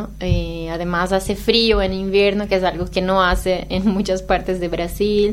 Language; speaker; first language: Spanish; non-native, fluent; Portuguese